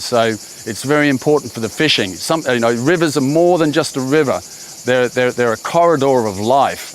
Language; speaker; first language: English; native; English